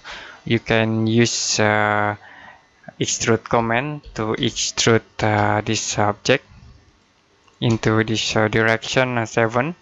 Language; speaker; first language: English; non-native, learner; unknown